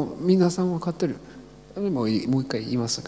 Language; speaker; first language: Japanese; non-native, learner; French